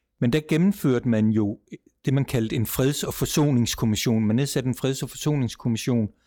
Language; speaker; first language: Danish; native; Danish